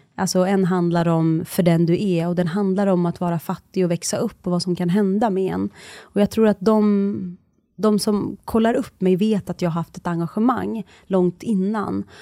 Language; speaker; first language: Swedish; early bilingual, other home language; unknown